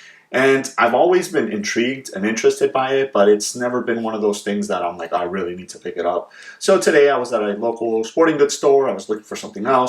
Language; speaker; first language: English; native; English